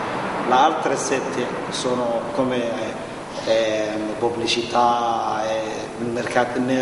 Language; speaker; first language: Italian; non-native, learner; Somali